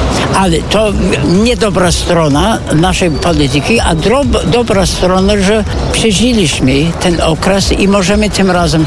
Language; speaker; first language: Polish; non-native, fluent; English